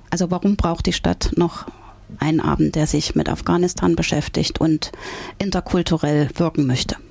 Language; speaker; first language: German; native; German